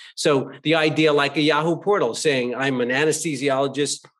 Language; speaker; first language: English; native; English